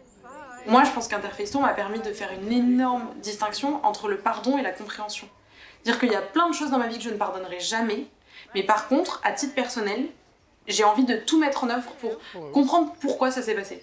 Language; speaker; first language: French; native; French